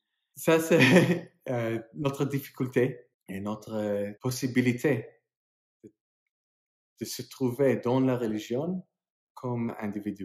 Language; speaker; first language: French; non-native, fluent; English